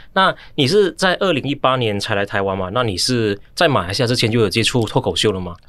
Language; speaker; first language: Chinese; native; Chinese